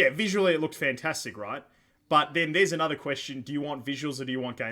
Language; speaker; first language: English; native; English